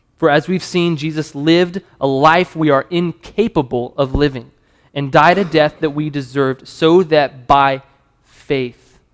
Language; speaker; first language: English; native; English